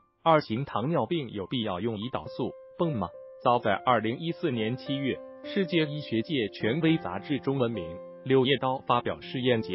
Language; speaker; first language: Chinese; native; Chinese